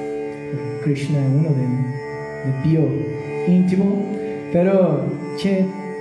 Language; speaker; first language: Italian; non-native, learner; Portuguese